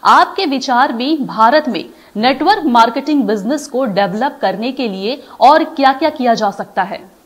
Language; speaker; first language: Hindi; native; Hindi